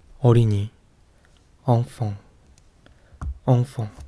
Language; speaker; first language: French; non-native, learner; Korean